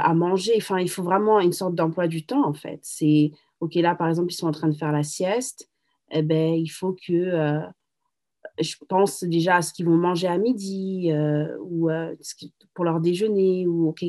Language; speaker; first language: French; native; French